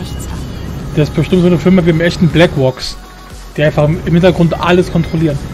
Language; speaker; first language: German; native; German